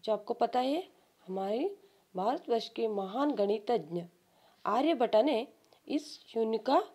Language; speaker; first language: Hindi; non-native, local second language; Kannada